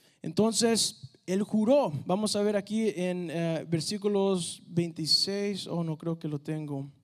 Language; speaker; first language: Spanish; early bilingual, heritage; Spanish